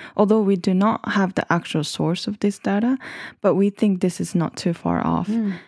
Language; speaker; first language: English; non-native, fluent; Japanese